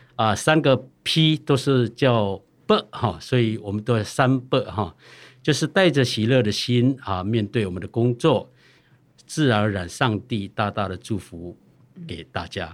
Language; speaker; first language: Chinese; non-native, local second language; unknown